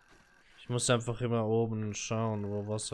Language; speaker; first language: German; native; German